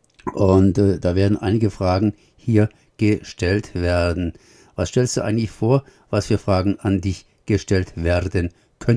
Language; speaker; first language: German; native; German